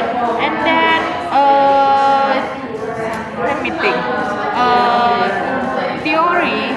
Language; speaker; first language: English; non-native, learner; Indonesian